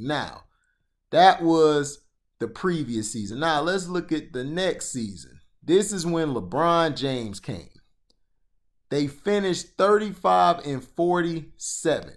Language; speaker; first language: English; native; English